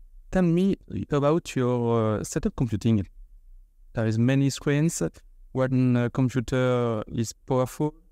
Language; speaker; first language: English; non-native, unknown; French